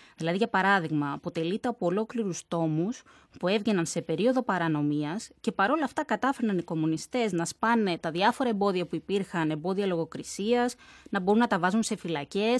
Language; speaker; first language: Greek; native; Greek